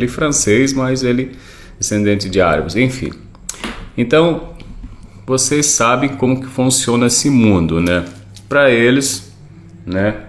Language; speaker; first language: Portuguese; non-native, fluent; Arabic